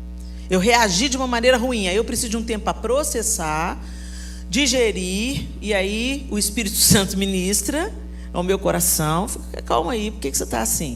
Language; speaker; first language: Portuguese; native; Portuguese